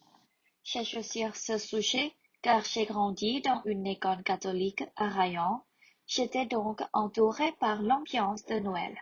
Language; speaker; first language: French; non-native, learner; Thai